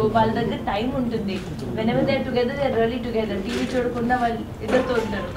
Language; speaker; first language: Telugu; non-native, local second language; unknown